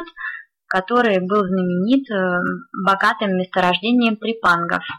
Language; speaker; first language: Russian; native; Russian